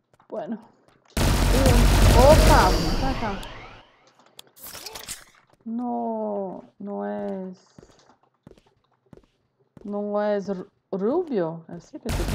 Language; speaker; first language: Spanish; non-native, learner; Portuguese